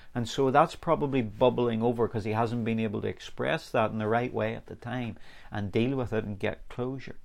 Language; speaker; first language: English; native; English